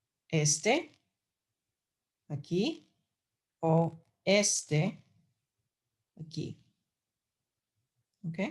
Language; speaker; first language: Spanish; non-native, fluent; English